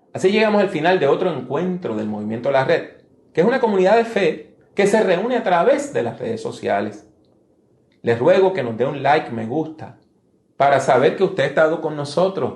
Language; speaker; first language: Spanish; native; Spanish